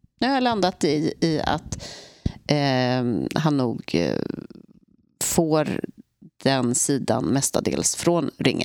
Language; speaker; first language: Swedish; native; Swedish